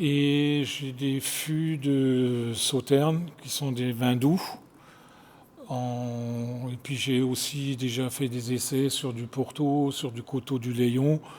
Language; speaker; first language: French; native; French